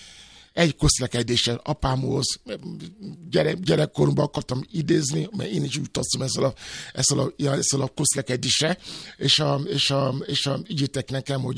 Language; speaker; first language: Hungarian; non-native, learner; Yoruba